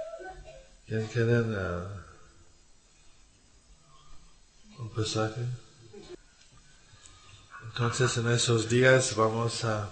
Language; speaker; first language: Spanish; non-native, learner; English